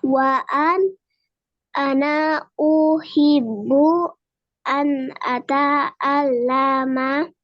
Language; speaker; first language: Arabic; non-native, learner; Indonesian